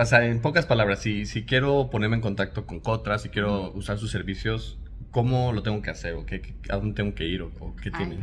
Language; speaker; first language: Spanish; native; Spanish